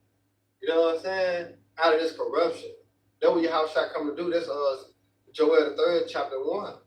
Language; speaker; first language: English; native; English